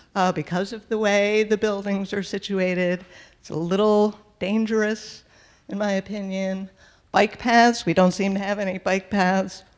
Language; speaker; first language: English; native; English